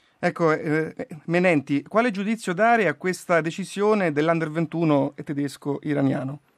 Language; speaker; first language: Italian; native; Italian